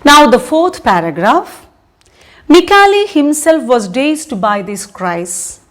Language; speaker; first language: English; non-native, local second language; Malayalam